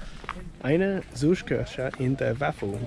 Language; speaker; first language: German; non-native, learner; English